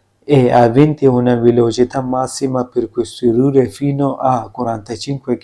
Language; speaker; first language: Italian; non-native, learner; Urdu